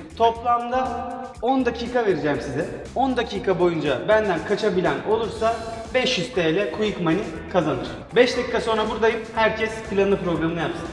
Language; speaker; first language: Turkish; native; Turkish